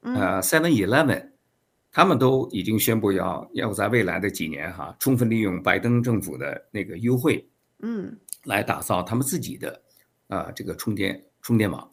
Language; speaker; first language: Chinese; native; Chinese